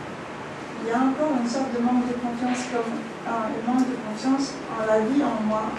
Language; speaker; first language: French; native; French